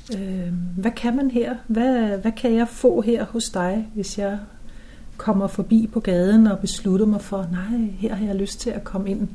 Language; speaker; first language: Danish; native; Danish